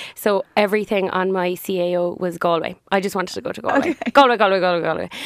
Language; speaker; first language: English; native; English